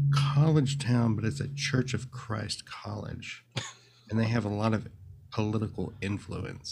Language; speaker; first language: English; native; English